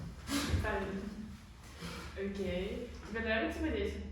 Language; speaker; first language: Russian; native; Russian